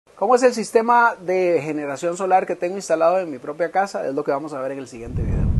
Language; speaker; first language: Spanish; native; Spanish